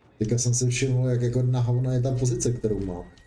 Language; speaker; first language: Czech; native; Czech